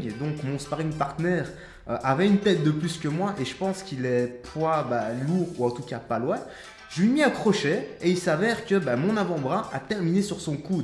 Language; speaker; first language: French; native; French